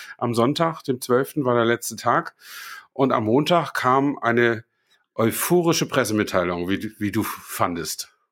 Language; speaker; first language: German; native; German